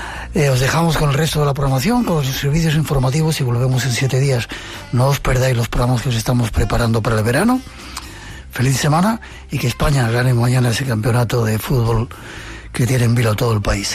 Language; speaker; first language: Spanish; native; Spanish